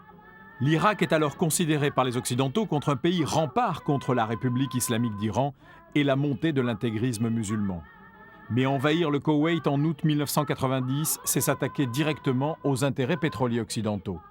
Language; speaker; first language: French; native; French